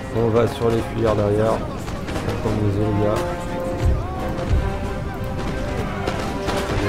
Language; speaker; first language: French; native; French